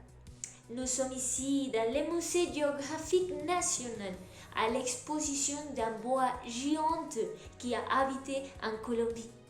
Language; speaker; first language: French; non-native, learner; Spanish